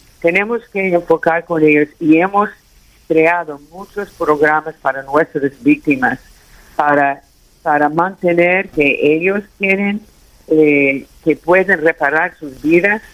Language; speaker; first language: Spanish; early bilingual, heritage; Spanish